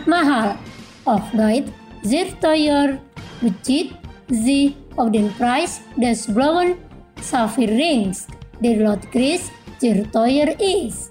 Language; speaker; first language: German; non-native, fluent; Indonesian